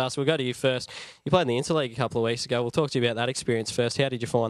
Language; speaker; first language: English; native; English